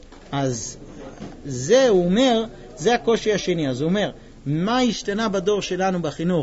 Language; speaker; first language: Hebrew; native; Hebrew